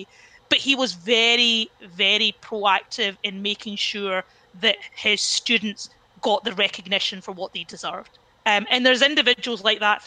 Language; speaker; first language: English; native; English